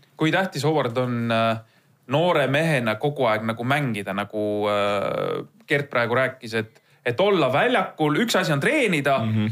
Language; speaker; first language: Estonian; native; Estonian